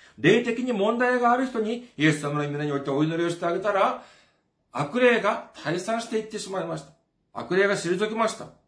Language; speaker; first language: Japanese; non-native, fluent; Korean